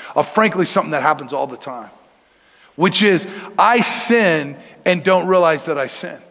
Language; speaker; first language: English; native; English